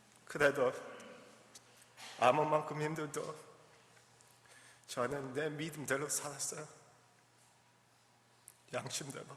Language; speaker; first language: Korean; early bilingual, heritage; English